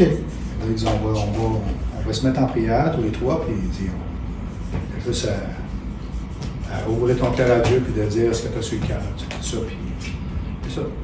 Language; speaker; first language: French; native; French